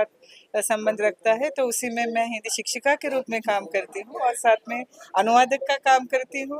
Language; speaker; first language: Hindi; non-native, fluent; Sinhala